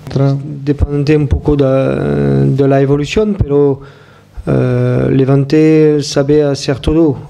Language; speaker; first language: Spanish; non-native, fluent; French